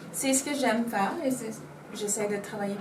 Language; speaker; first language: French; non-native, local second language; Spanish